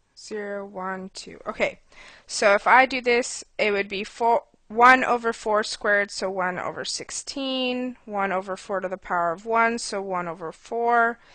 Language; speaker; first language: English; native; English